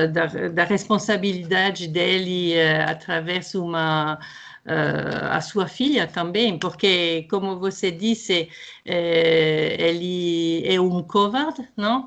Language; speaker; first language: Portuguese; non-native, fluent; French